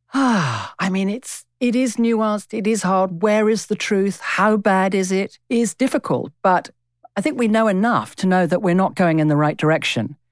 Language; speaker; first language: English; native; English